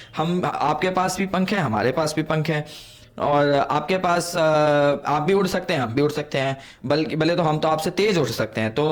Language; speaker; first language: Hindi; non-native, local second language; Punjabi